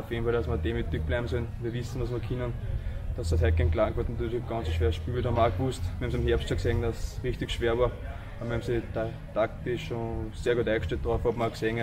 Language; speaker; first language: German; native; German